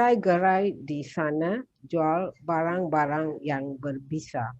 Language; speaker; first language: Indonesian; non-native, learner; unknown